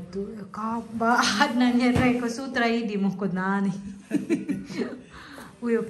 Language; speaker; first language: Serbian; non-native, learner; Filipino